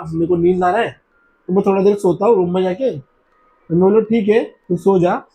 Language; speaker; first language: Hindi; non-native, local second language; Marathi